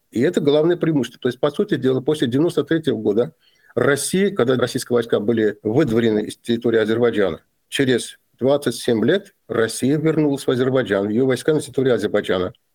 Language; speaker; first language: Russian; non-native, local second language; Azerbaijani